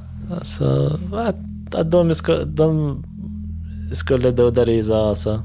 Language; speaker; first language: Swedish; non-native, learner; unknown